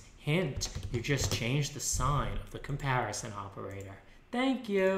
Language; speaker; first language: English; native; English